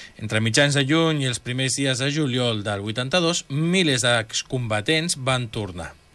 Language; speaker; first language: Catalan; native; Catalan